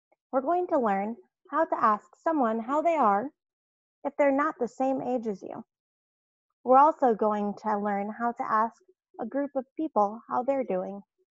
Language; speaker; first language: English; native; English